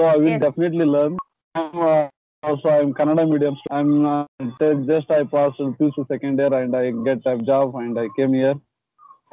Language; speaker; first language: English; non-native, learner; Kannada